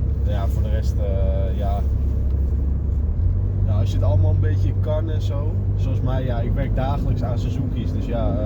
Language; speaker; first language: Dutch; native; Dutch